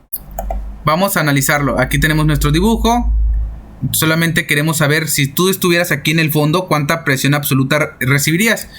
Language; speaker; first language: Spanish; native; Spanish